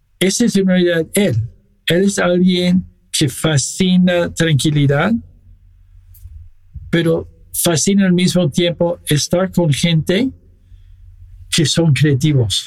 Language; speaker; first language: Spanish; non-native, fluent; English